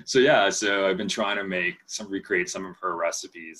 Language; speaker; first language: English; non-native, fluent; Spanish